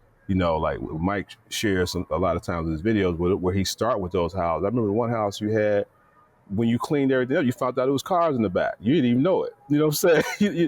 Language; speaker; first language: English; native; English